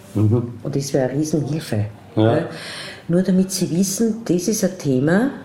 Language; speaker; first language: German; native; German